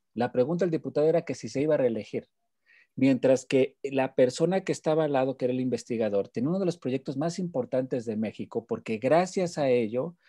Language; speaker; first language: Spanish; native; Spanish